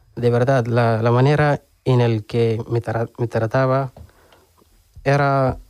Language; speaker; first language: Spanish; non-native, learner; Arabic